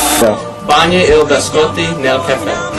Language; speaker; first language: Italian; non-native, learner; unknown